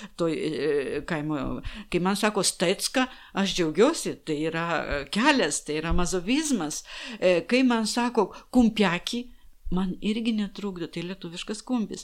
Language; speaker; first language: Lithuanian; non-native, local second language; Polish